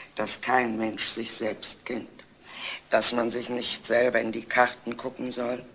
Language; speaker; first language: German; native; German